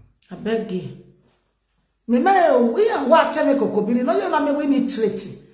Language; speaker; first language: English; non-native, local second language; Bini